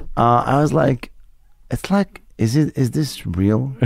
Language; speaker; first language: English; non-native, fluent; Arabic